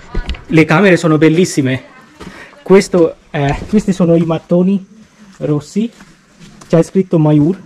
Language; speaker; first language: Italian; non-native, fluent; Bangla